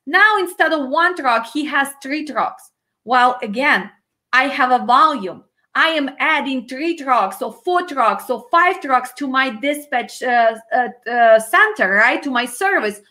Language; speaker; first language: English; non-native, fluent; Ukrainian